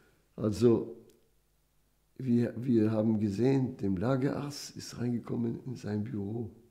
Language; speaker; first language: German; non-native, fluent; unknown